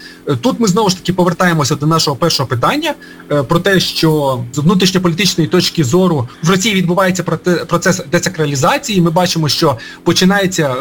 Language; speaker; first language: Ukrainian; native; Ukrainian